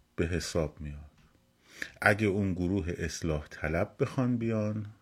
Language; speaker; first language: Persian; native; Persian